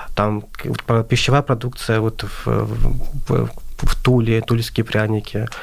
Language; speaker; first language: Russian; non-native, local second language; Azerbaijani